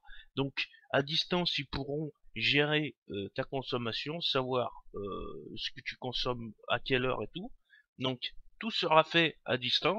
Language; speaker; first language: French; native; French